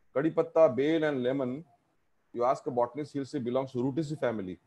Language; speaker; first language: English; non-native, local second language; Marathi